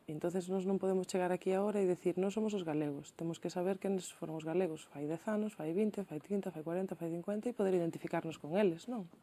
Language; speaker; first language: Galician; early bilingual, other home language; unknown